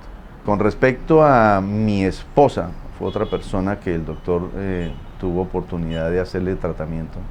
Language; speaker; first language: Spanish; native; Spanish